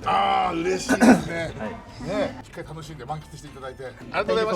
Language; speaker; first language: Japanese; native; Japanese